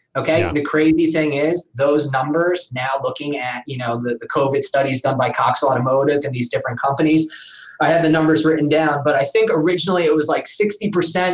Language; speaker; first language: English; native; English